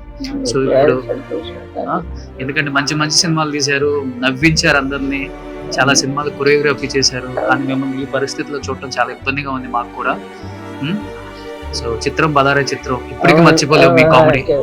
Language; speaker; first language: Telugu; native; Telugu